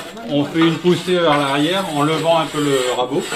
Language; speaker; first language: French; native; French